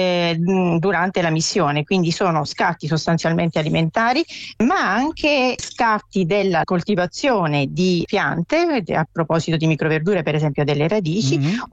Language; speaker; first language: Italian; native; Italian